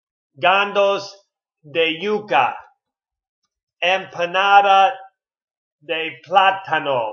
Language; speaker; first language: Spanish; non-native, learner; English